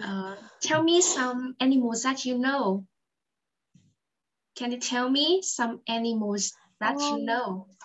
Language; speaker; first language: English; non-native, fluent; Vietnamese